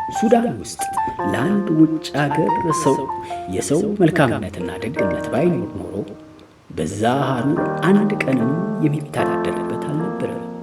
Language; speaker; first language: Amharic; native; Amharic